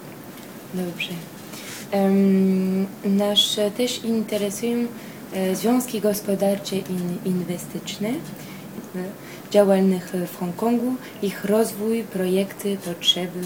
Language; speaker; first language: Polish; early bilingual, heritage; Polish